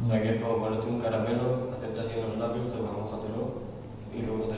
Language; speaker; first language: Spanish; native; Spanish